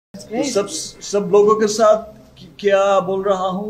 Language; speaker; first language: Hindi; non-native, learner; Bangla